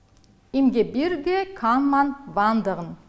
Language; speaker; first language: German; non-native, fluent; Uzbek